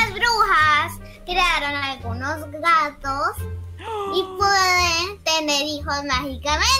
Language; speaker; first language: Spanish; native; Spanish